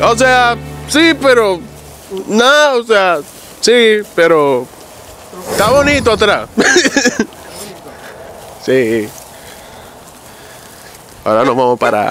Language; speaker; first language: Spanish; native; Spanish